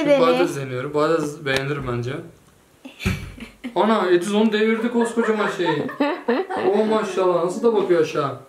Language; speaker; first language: Turkish; native; Turkish